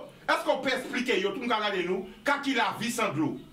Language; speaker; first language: French; non-native, local second language; Guadeloupean Creole French